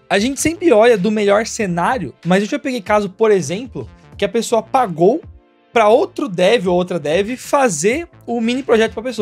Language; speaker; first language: Portuguese; native; Portuguese